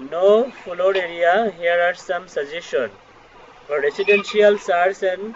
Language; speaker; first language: English; non-native, local second language; Bangla